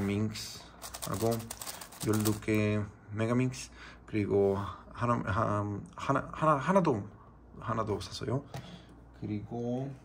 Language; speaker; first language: Korean; non-native, learner; Spanish